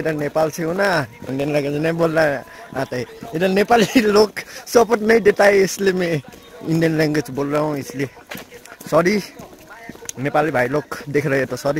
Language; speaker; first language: Hindi; non-native, learner; Nepali